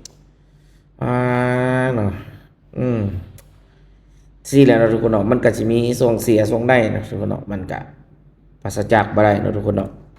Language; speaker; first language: Thai; non-native, local second language; Northeastern Thai